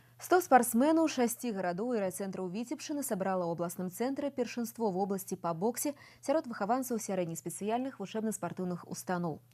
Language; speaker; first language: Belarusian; non-native, local second language; Russian